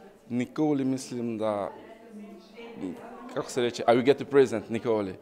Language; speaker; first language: Slovenian; non-native, learner; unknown